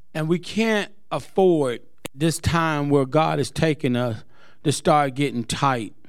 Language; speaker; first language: English; native; English